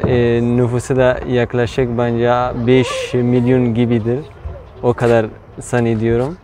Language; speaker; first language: Turkish; non-native, fluent; Persian